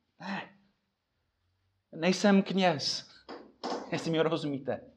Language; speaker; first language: Czech; non-native, fluent; English